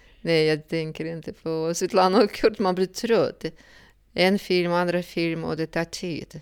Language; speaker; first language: Swedish; non-native, fluent; Russian